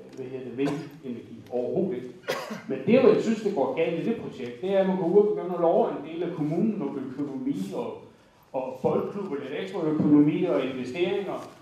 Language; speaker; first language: Danish; native; Danish